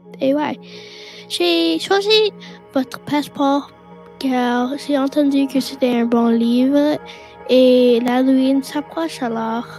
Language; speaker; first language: French; non-native, learner; English